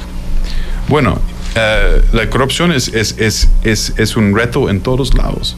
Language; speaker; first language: Spanish; non-native, fluent; English